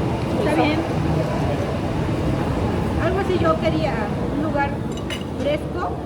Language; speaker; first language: Spanish; native; Spanish